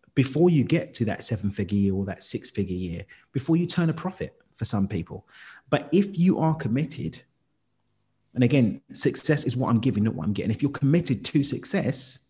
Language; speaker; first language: English; native; English